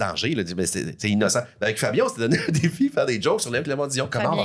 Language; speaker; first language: French; native; French